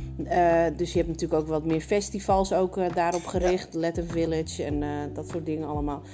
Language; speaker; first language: Dutch; native; Dutch